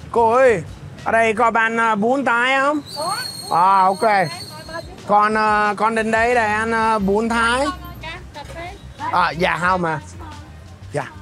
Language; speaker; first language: Vietnamese; non-native, fluent; English